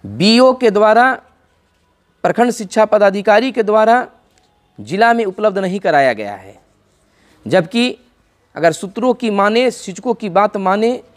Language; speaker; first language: Hindi; native; Hindi